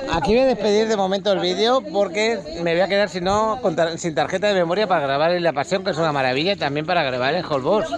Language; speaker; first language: Spanish; native; Spanish